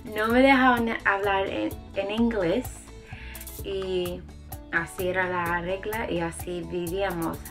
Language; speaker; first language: Spanish; early bilingual, heritage; Spanish